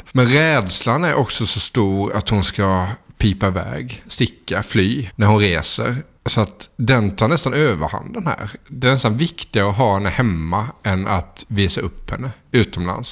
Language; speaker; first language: Swedish; native; Swedish